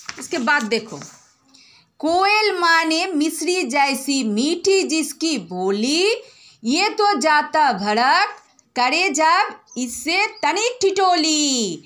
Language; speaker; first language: Hindi; non-native, local second language; Bangla